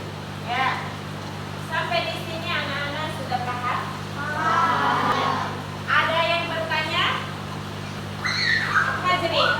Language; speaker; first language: Indonesian; native; Indonesian